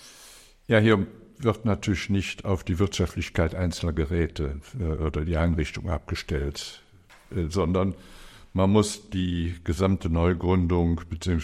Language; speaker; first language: German; native; German